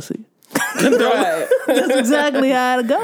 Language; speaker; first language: English; native; English